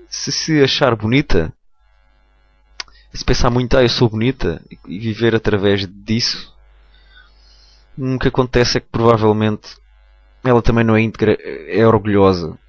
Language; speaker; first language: Portuguese; native; Portuguese